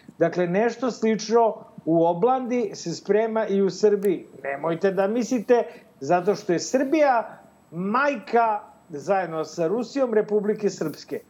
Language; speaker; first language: Serbian; native; Serbian